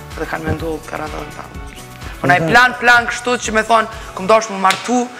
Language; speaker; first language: Albanian; early bilingual, heritage; Albanian